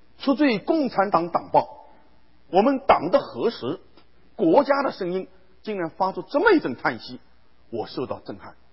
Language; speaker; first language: Chinese; native; Chinese